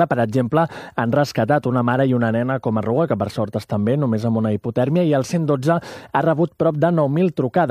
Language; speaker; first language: Catalan; native; Catalan